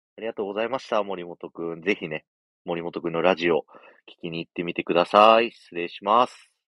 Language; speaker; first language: Japanese; native; Japanese